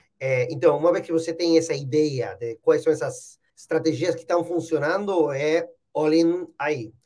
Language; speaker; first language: Portuguese; non-native, fluent; Spanish